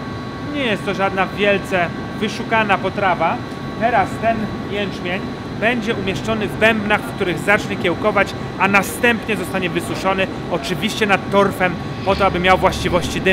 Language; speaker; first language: Polish; native; Polish